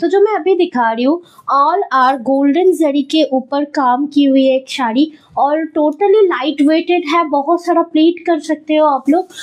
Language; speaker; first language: Hindi; non-native, local second language; Bangla